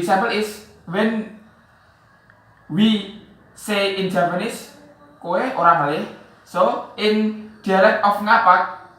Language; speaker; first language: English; non-native, learner; Javanese